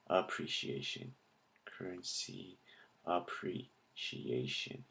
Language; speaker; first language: English; native; English